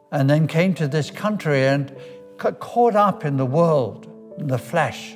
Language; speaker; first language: English; native; English